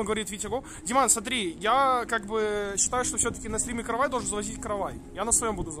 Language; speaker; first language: Russian; native; Russian